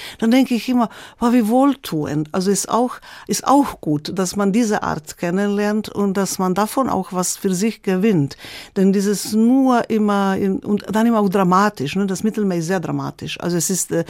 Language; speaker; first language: German; non-native, fluent; Croatian